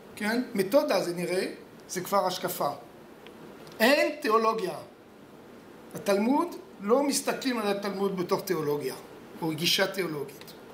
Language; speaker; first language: Hebrew; non-native, fluent; French